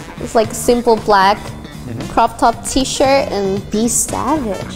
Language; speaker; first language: English; non-native, fluent; Thai